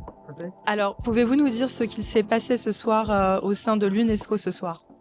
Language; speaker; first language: French; native; French